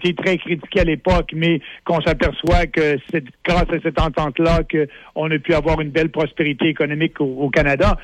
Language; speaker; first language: French; native; French